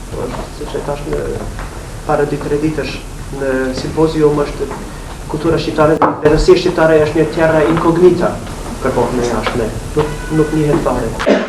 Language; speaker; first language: Albanian; non-native, fluent; English